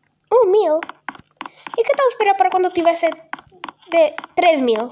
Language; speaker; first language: Spanish; non-native, learner; Portuguese